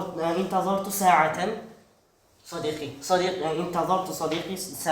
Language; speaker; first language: Arabic; non-native, learner; Uzbek